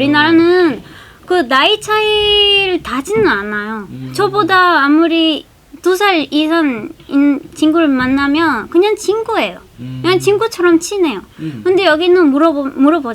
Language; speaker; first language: Korean; non-native, fluent; Spanish